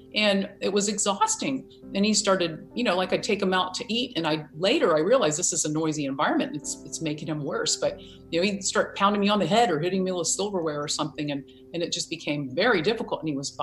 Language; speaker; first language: English; native; English